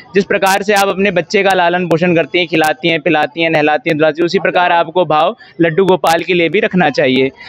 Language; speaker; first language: Hindi; native; Hindi